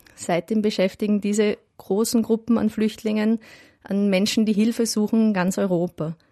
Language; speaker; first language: German; native; German